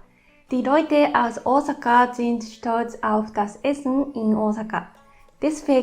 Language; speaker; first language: German; non-native, fluent; Japanese